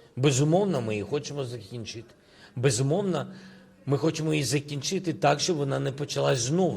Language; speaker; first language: Ukrainian; non-native, local second language; Russian